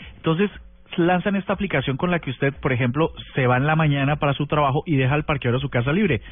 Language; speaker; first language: Spanish; native; Spanish